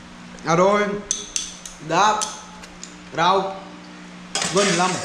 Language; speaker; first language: Vietnamese; non-native, learner; Portuguese